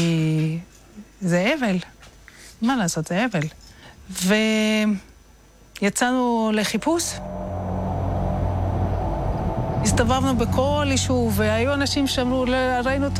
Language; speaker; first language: Hebrew; non-native, fluent; Norwegian